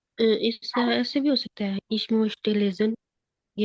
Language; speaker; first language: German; non-native, learner; Hindi